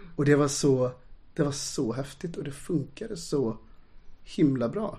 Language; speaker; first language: Swedish; native; Swedish